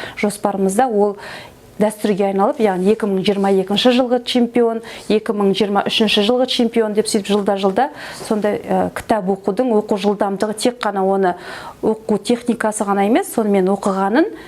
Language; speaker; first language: Kazakh; native; Kazakh